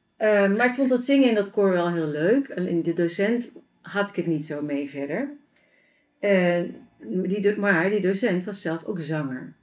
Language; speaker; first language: Dutch; native; Dutch